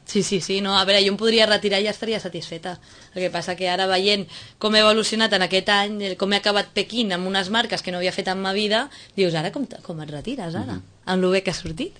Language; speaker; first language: Catalan; native; Catalan